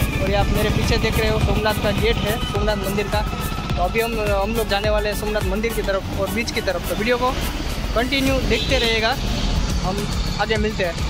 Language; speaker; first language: Hindi; non-native, local second language; Gujarati